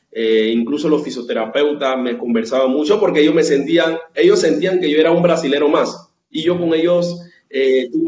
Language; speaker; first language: Spanish; native; Spanish